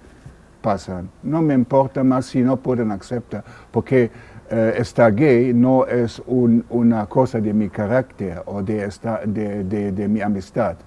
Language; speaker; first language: Spanish; non-native, learner; German